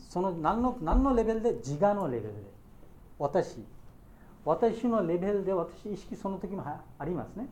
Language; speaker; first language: Japanese; non-native, learner; Bangla